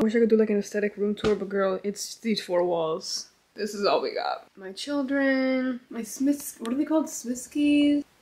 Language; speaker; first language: English; early bilingual, other home language; Spanish